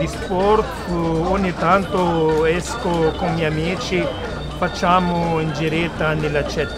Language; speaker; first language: Italian; non-native, learner; Arabic